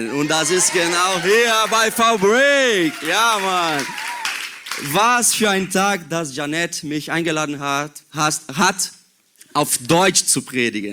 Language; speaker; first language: German; non-native, learner; Portuguese